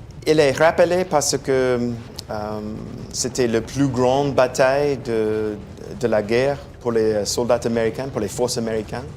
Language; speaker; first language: French; non-native, fluent; English